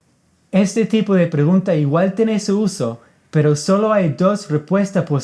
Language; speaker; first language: Spanish; non-native, fluent; English